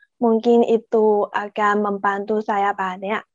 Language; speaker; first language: Indonesian; non-native, learner; Chinese